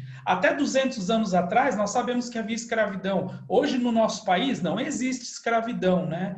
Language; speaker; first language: Portuguese; native; Portuguese